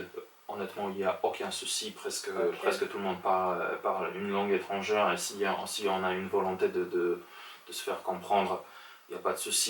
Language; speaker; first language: French; non-native, fluent; Polish